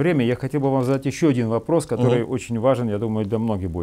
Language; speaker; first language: Russian; native; Russian